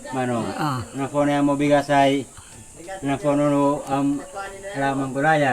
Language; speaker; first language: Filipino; non-native, local second language; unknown